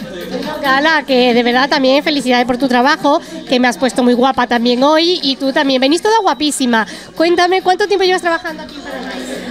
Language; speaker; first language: Spanish; native; Spanish